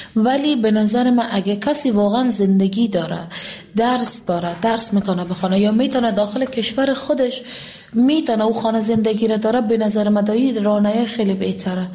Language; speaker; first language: Persian; native; Persian